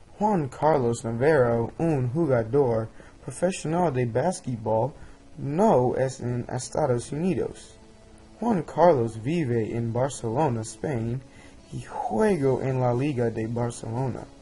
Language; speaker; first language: Spanish; non-native, learner; English